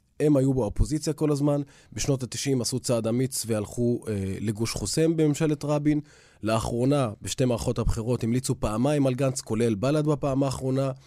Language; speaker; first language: Hebrew; non-native, local second language; Arabic